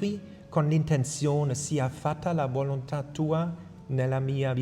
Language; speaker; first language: Italian; non-native, fluent; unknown